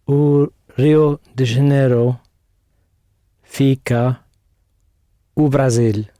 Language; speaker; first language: Portuguese; non-native, learner; English